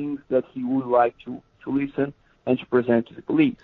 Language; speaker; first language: English; non-native, fluent; Portuguese